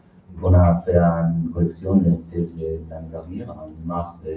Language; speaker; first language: French; non-native, learner; Spanish